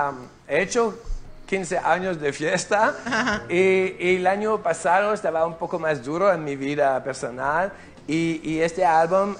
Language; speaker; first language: Spanish; non-native, learner; French